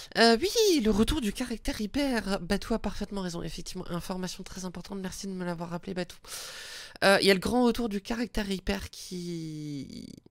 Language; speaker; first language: French; native; French